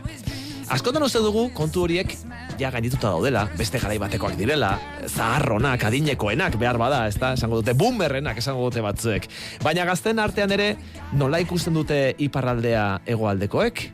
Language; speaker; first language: Basque; native; Basque